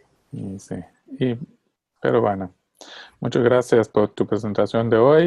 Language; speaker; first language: Spanish; non-native, fluent; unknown